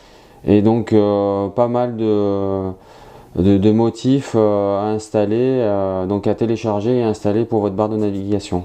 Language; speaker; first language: French; native; French